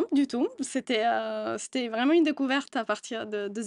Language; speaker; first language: French; non-native, fluent; Italian